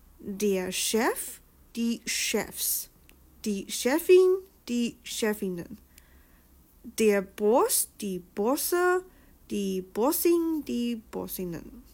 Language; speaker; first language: German; non-native, fluent; Chinese